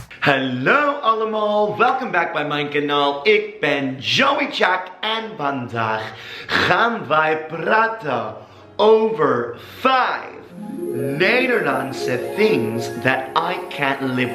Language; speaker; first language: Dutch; non-native, learner; English